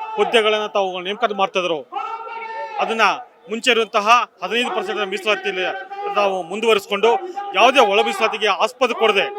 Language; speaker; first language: Kannada; native; Kannada